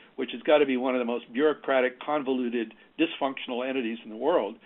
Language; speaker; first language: English; native; English